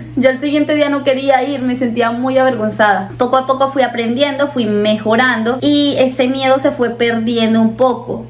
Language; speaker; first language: Spanish; native; Spanish